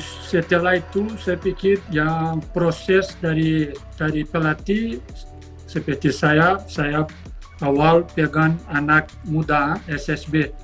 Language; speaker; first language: Indonesian; non-native, fluent; Portuguese